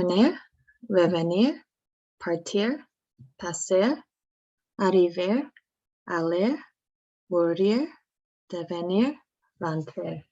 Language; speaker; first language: French; non-native, learner; English